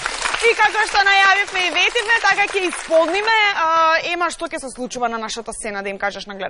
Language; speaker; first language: Macedonian; native; Macedonian